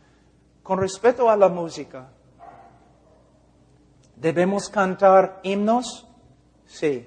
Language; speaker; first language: Spanish; non-native, fluent; English